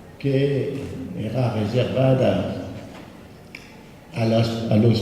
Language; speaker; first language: Spanish; non-native, fluent; French